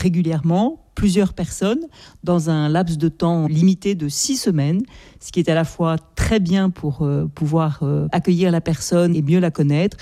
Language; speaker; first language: French; native; French